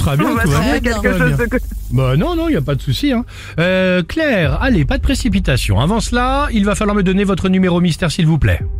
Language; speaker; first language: French; native; French